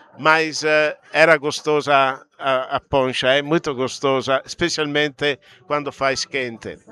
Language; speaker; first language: Portuguese; non-native, fluent; Italian